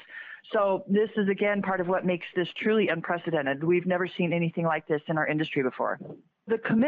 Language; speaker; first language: English; native; English